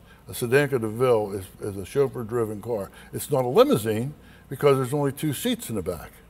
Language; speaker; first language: English; native; English